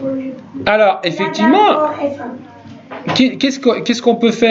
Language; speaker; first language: French; native; French